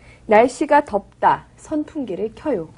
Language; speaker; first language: Korean; native; Korean